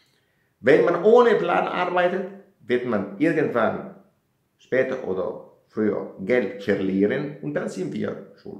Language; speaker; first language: German; non-native, fluent; Italian